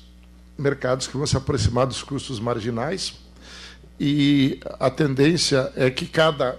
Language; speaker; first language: Portuguese; native; Portuguese